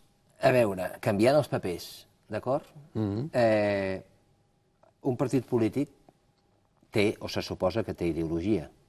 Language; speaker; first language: Catalan; native; Catalan